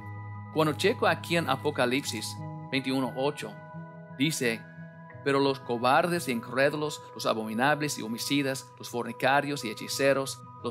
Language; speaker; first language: Spanish; non-native, learner; English